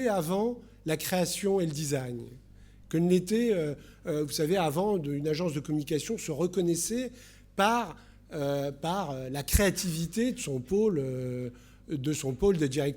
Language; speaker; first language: French; native; French